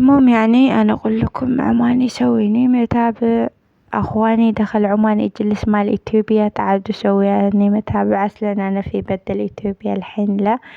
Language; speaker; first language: Arabic; non-native, learner; Amharic